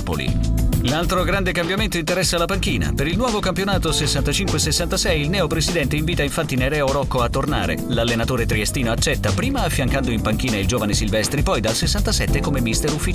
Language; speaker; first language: Italian; native; Italian